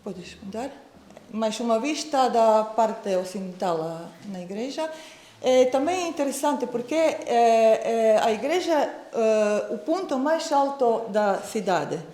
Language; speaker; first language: Portuguese; non-native, fluent; Croatian